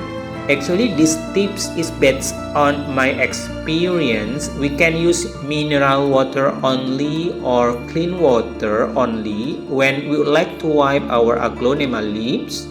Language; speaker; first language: English; non-native, learner; Indonesian